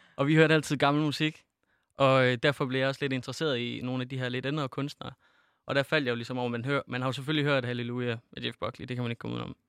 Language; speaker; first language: Danish; native; Danish